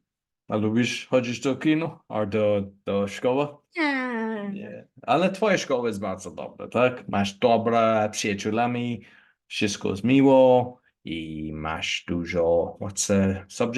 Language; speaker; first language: Polish; non-native, learner; English